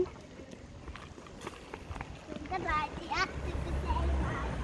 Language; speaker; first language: Turkish; early bilingual, heritage; Turkish